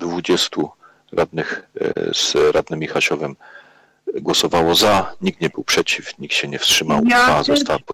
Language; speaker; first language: Polish; native; Polish